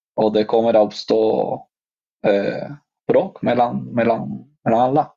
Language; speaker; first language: Swedish; non-native, fluent; Spanish